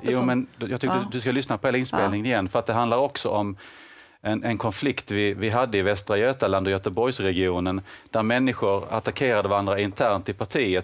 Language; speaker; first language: Swedish; native; Swedish